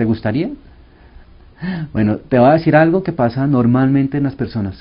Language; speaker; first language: Spanish; early bilingual, other home language; Korean